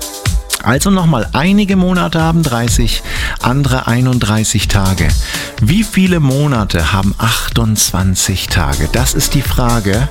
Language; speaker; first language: German; native; German